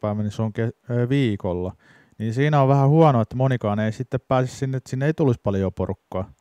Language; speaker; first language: Finnish; native; Finnish